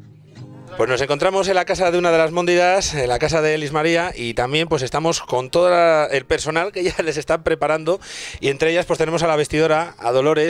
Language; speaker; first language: Spanish; native; Spanish